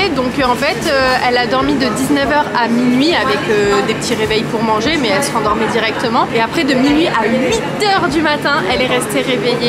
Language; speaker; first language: French; native; French